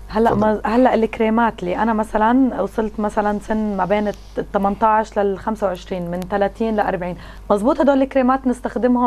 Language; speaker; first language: Arabic; native; Arabic